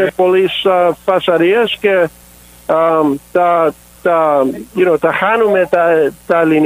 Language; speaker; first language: Greek; early bilingual, heritage; English